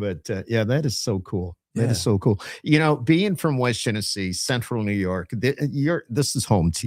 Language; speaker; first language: English; native; English